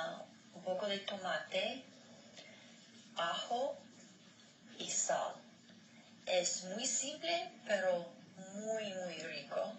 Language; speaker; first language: Spanish; non-native, learner; English